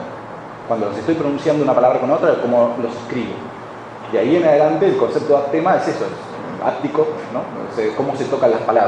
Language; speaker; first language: Spanish; native; Spanish